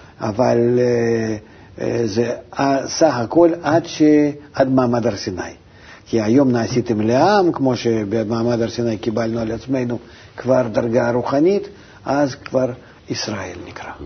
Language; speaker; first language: Hebrew; non-native, fluent; Russian